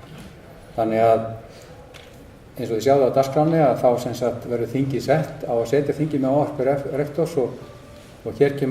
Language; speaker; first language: Icelandic; native; Icelandic